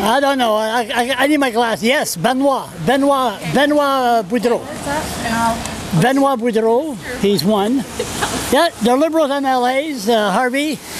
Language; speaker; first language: English; non-native, local second language; French